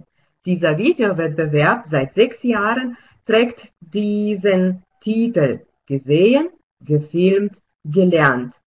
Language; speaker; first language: German; non-native, fluent; Russian